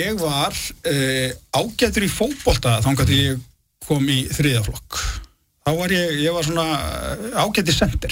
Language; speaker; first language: Icelandic; native; Icelandic